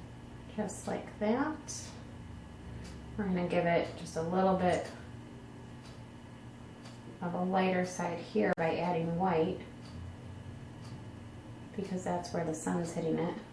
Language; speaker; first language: English; native; English